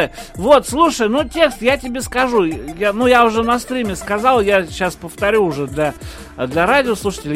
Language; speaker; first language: Russian; native; Russian